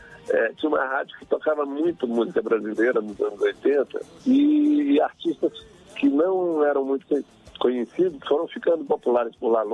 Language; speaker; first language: Portuguese; native; Portuguese